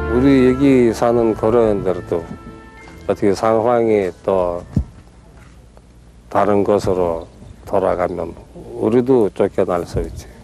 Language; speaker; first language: Korean; early bilingual, heritage; Korean